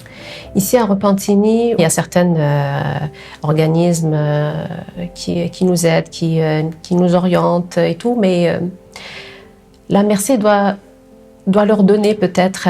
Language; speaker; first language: French; non-native, local second language; Arabic